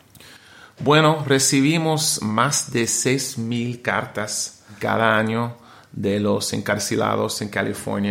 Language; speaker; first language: Spanish; non-native, learner; English